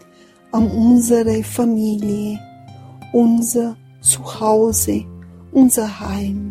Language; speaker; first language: German; non-native, fluent; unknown